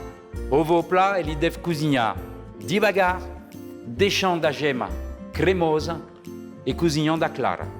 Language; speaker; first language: Portuguese; non-native, fluent; French